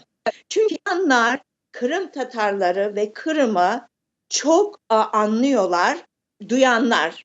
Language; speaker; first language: Turkish; early bilingual, heritage; Turkish